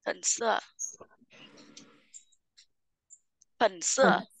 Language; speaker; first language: Chinese; non-native, fluent; Vietnamese